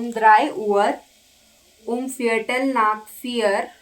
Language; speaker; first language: German; non-native, learner; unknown